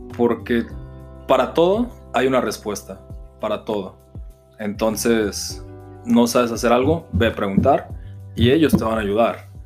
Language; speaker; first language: Spanish; native; Spanish